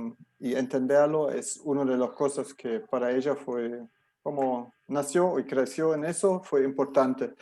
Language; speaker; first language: Spanish; non-native, fluent; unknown